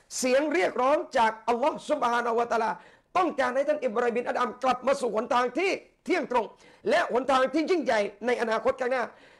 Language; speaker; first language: Thai; non-native, local second language; Malay